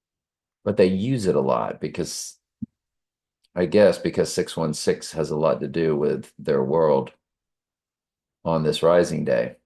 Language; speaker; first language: English; native; English